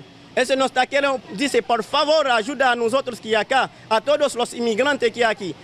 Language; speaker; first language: Spanish; non-native, learner; Haitian Creole